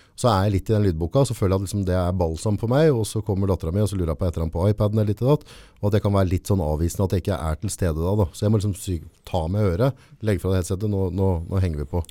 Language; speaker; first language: Norwegian; native; Norwegian